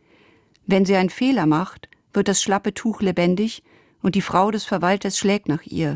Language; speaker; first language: German; native; German